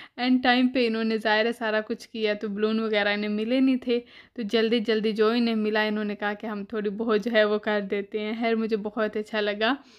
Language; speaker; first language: Urdu; native; Urdu